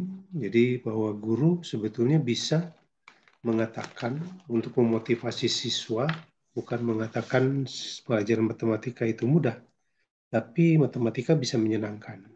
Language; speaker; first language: Indonesian; native; Indonesian